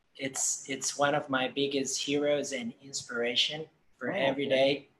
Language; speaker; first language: English; non-native, fluent; Spanish